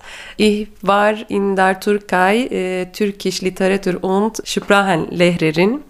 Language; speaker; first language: German; non-native, learner; Turkish